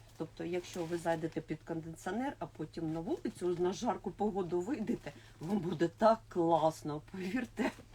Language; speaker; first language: Ukrainian; non-native, local second language; Russian